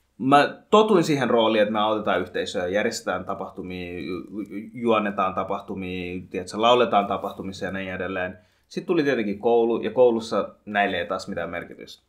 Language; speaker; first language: Finnish; early bilingual, other home language; Bangla